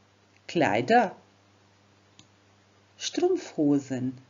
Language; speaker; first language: German; non-native, fluent; Croatian